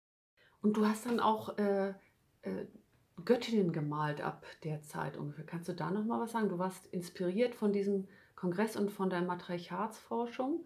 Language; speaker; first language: German; native; German